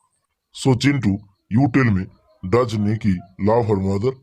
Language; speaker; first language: English; non-native, local second language; Bangla